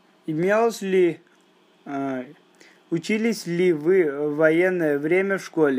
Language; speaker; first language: Russian; native; Russian